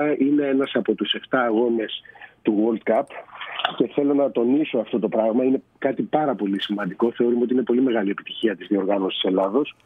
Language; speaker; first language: Greek; native; Greek